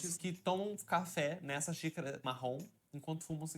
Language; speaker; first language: Portuguese; native; Portuguese